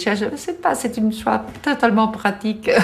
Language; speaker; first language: French; non-native, fluent; Italian